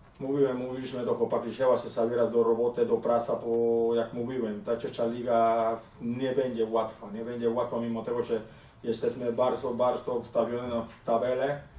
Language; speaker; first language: Polish; non-native, learner; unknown